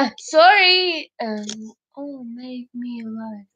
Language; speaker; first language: English; non-native, learner; Ukrainian